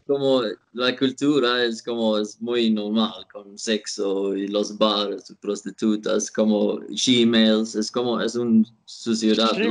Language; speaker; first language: Spanish; non-native, learner; Swedish